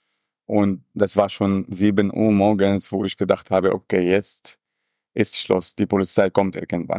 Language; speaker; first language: German; non-native, fluent; Arabic